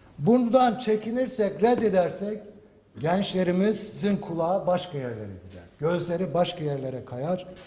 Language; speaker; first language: Turkish; native; Turkish